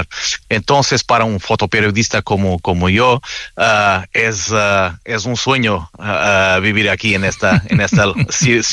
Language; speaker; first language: Spanish; non-native, fluent; Portuguese